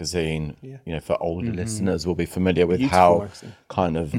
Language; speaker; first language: English; native; English